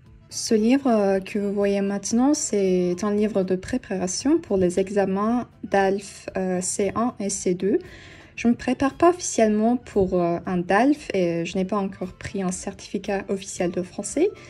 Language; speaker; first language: French; non-native, fluent; Turkish